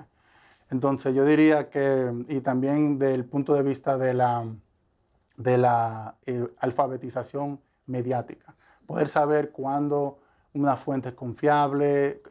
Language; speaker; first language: Spanish; native; Spanish